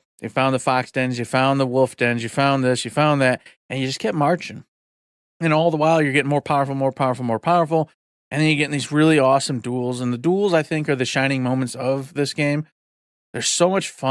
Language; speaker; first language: English; native; English